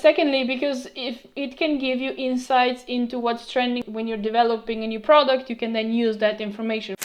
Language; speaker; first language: English; non-native, fluent; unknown